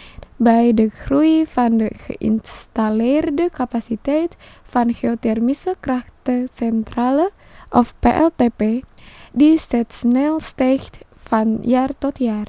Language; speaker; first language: Dutch; non-native, fluent; Indonesian